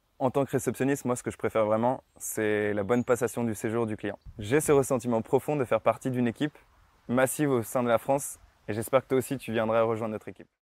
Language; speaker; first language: French; native; French